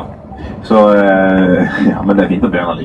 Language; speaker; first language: Norwegian; native; Norwegian